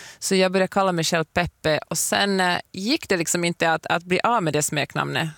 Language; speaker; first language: Swedish; native; Swedish